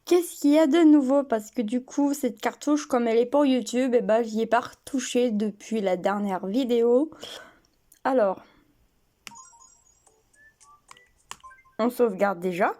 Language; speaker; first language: French; native; French